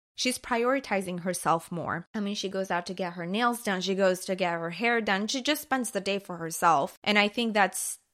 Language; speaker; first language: English; early bilingual, other home language; Persian